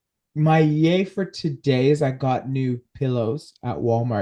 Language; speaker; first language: English; native; English